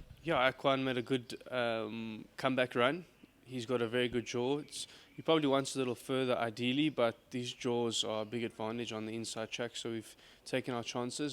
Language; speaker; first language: English; native; English